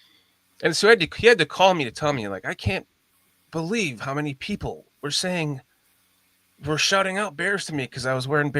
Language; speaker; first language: English; native; English